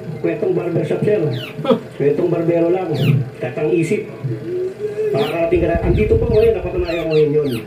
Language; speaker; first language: Filipino; non-native, local second language; Cebuano